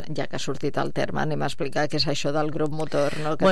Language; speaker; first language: Catalan; native; Catalan